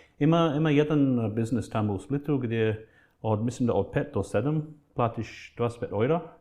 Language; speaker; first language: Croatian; non-native, fluent; English